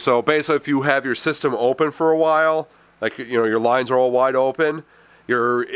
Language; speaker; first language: English; native; English